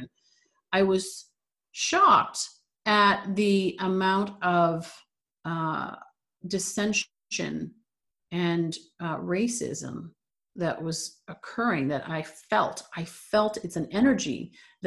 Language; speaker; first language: English; native; English